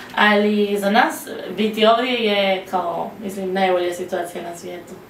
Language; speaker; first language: Croatian; non-native, learner; Spanish